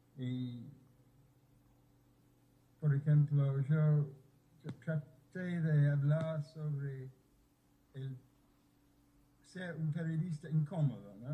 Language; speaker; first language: Spanish; non-native, fluent; English